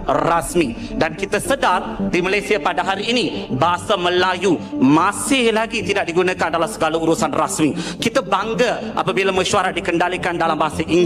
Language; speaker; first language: Malay; native; Malay